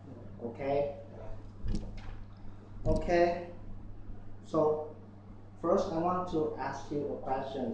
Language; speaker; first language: English; non-native, learner; Vietnamese